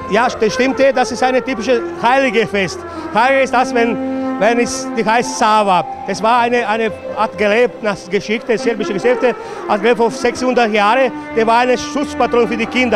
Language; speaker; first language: German; non-native, learner; Serbian